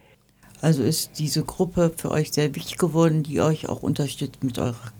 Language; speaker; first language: German; native; German